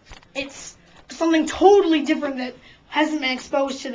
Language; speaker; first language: English; native; English